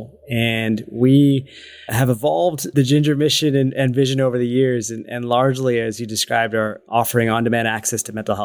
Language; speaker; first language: English; native; English